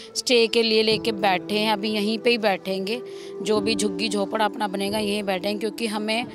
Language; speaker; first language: Hindi; native; Hindi